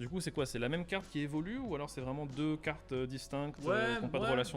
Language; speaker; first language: French; native; French